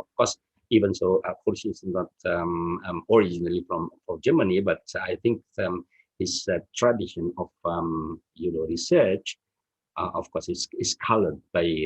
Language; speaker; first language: English; non-native, fluent; Indonesian